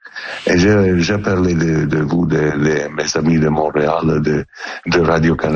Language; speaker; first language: French; non-native, fluent; Italian